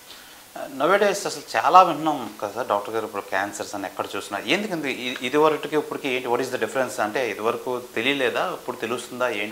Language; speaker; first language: Telugu; native; Telugu